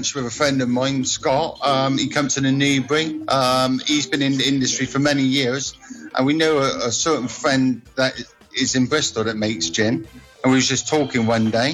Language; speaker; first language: English; native; English